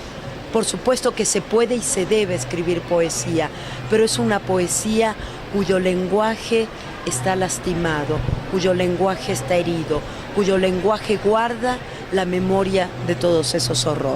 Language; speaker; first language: Spanish; native; Spanish